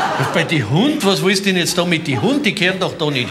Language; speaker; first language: German; native; German